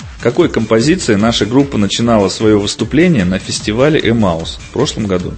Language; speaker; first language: Russian; native; Russian